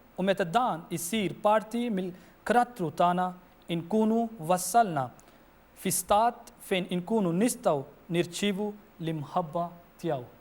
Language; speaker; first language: Maltese; non-native, fluent; Urdu